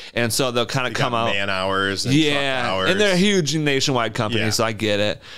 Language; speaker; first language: English; native; English